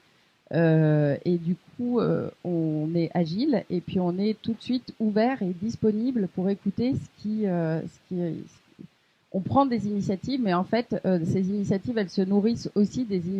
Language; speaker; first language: French; native; French